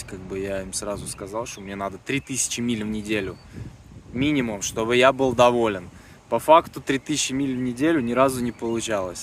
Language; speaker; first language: Russian; native; Russian